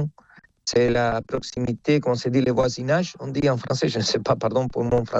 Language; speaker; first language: French; non-native, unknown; Spanish